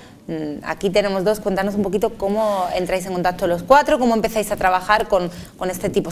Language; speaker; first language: Spanish; native; Spanish